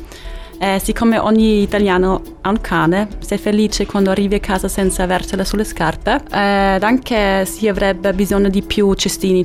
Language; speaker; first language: Italian; non-native, fluent; German